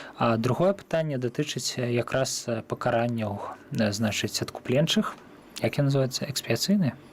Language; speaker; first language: Belarusian; native; Belarusian